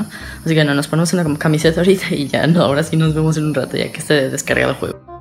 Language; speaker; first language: Spanish; native; Spanish